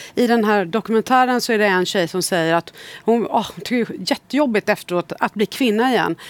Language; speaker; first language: Swedish; native; Swedish